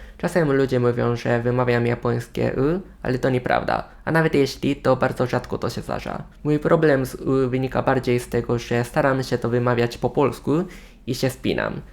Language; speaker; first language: Polish; non-native, fluent; Japanese